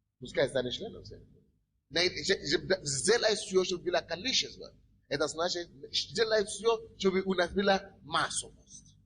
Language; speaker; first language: Russian; non-native, fluent; Yoruba